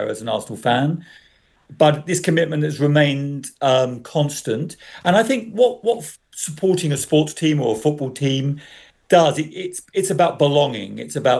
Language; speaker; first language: English; native; English